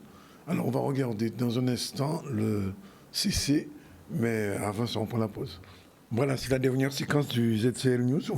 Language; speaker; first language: French; native; French